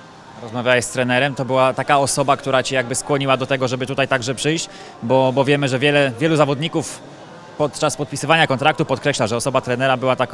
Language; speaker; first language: Polish; native; Polish